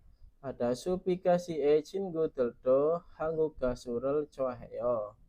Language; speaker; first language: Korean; non-native, fluent; Indonesian